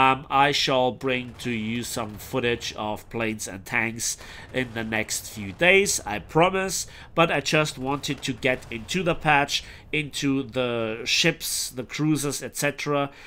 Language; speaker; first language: English; non-native, fluent; German